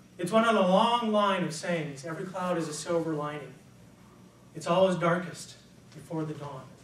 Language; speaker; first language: English; native; English